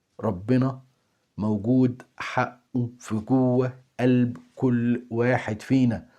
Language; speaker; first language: Arabic; native; Arabic